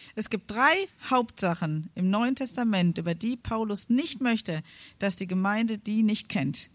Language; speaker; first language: German; native; German